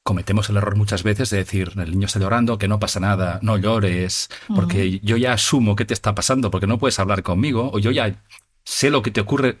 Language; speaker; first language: Spanish; native; Spanish